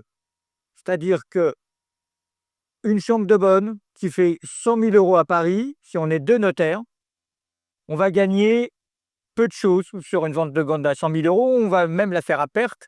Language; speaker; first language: French; native; French